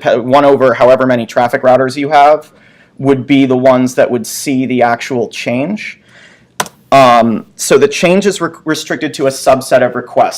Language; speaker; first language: English; native; English